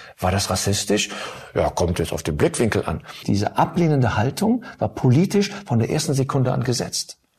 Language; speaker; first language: German; early bilingual, other home language; Turkish